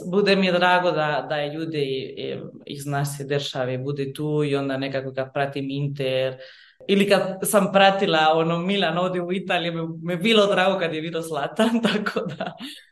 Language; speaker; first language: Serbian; early bilingual, heritage; Bosnian